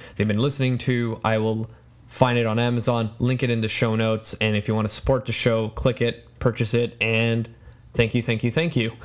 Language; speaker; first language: English; non-native, fluent; Polish